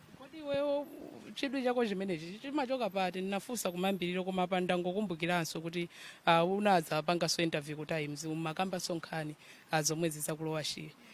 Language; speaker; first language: Nyanja; native; Nyanja